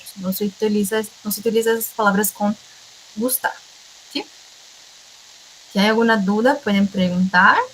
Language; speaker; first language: Spanish; non-native, fluent; Portuguese